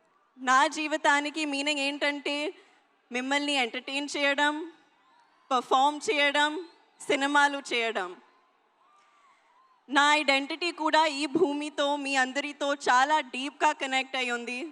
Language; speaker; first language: Telugu; non-native, learner; Hindi